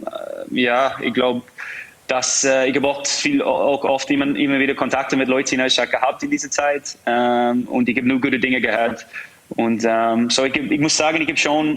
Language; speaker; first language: German; non-native, fluent; English